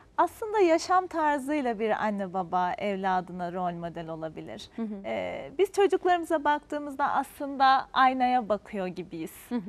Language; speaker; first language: Turkish; native; Turkish